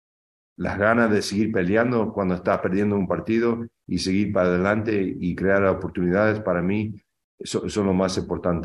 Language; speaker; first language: Spanish; early bilingual, other home language; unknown